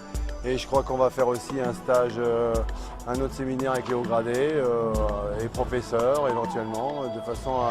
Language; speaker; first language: French; native; French